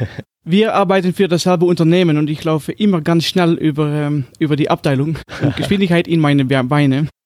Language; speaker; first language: German; non-native, learner; Dutch